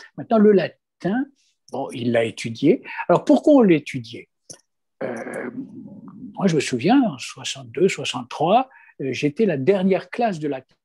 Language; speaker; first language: French; non-native, local second language; Kabyle